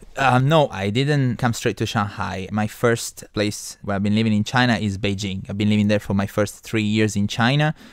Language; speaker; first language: English; non-native, fluent; Italian